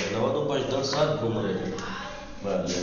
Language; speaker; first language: Persian; non-native, fluent; Urdu